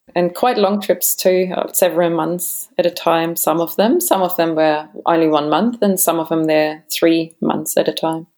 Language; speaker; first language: English; non-native, fluent; German